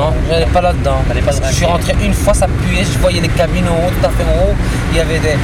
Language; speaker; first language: French; native; French